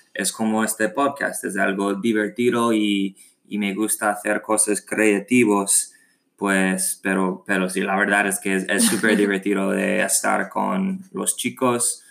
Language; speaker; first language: Spanish; non-native, learner; English